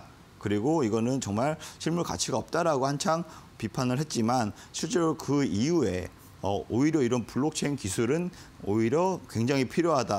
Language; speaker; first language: Korean; native; Korean